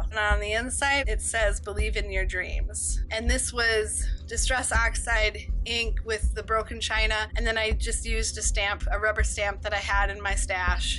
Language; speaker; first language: English; native; English